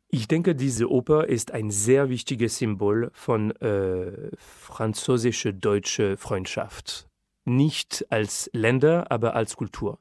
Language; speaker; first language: German; non-native, fluent; French